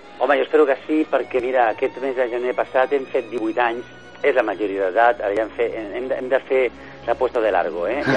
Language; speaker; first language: Catalan; non-native, local second language; Spanish